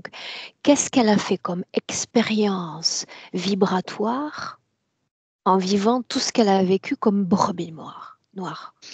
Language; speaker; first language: French; native; French